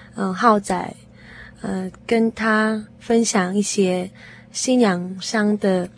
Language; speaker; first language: Chinese; non-native, fluent; Korean